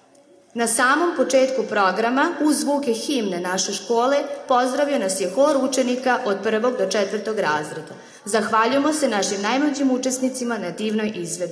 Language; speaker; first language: Serbian; native; Serbian